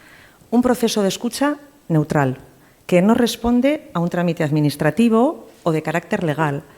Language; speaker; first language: Spanish; native; Spanish